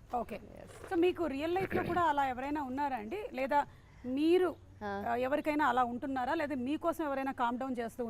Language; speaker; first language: Telugu; native; Telugu